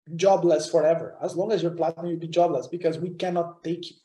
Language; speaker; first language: English; non-native, fluent; Portuguese